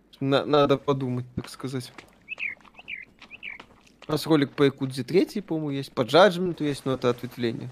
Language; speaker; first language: Russian; native; Russian